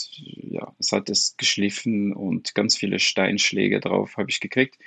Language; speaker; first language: German; non-native, fluent; French